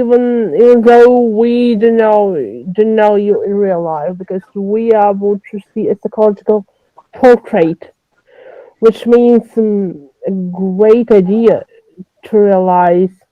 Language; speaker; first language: English; non-native, learner; French